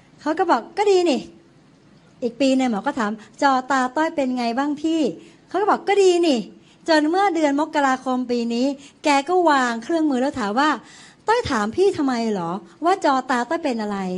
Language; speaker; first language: Thai; native; Thai